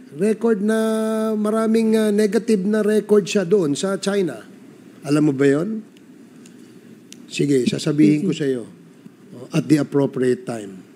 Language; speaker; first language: Filipino; native; Filipino